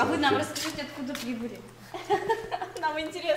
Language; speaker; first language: Russian; native; Russian